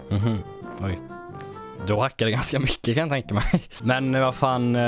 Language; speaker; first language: Swedish; native; Swedish